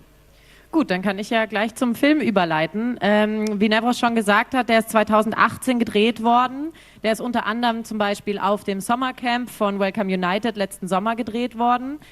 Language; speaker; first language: German; native; German